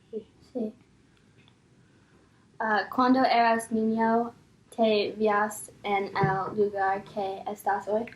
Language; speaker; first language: Spanish; non-native, learner; English